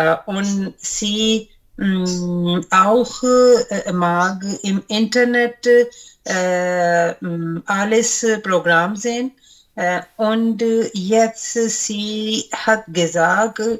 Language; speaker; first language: German; non-native, learner; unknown